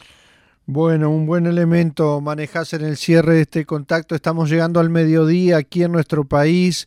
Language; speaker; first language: Spanish; native; Spanish